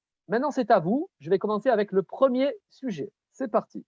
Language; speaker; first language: French; native; French